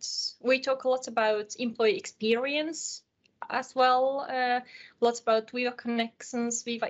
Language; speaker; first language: English; non-native, fluent; Finnish